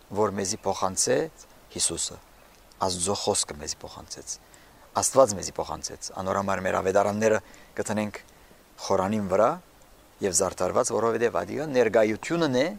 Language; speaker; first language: Armenian; early bilingual, heritage; Armenian